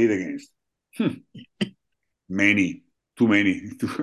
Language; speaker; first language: English; non-native, fluent; Italian